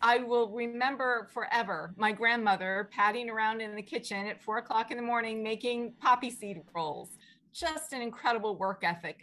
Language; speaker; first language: English; native; English